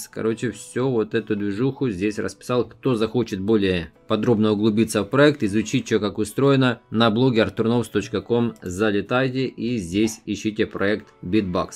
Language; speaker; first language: Russian; native; Russian